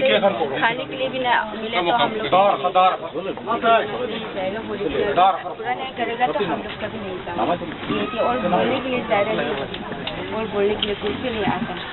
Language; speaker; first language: Hindi; non-native, local second language; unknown